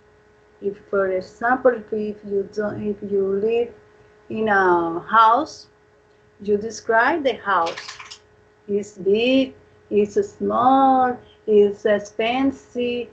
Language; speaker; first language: English; non-native, fluent; Spanish